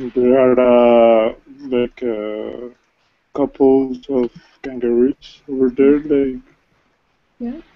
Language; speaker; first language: English; non-native, learner; Spanish